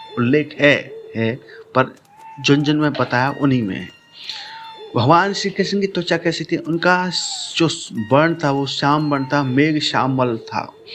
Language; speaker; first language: Hindi; native; Hindi